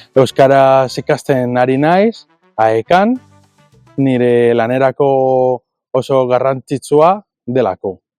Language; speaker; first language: Basque; non-native, learner; Spanish